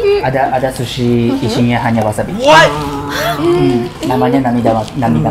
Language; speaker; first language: Indonesian; non-native, learner; Japanese